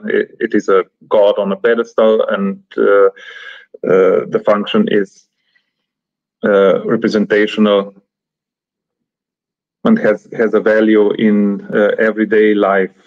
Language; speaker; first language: English; non-native, fluent; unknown